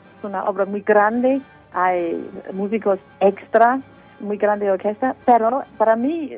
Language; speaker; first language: Spanish; non-native, fluent; English